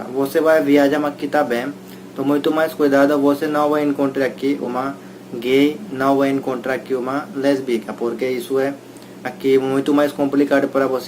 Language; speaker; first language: Portuguese; non-native, learner; Hindi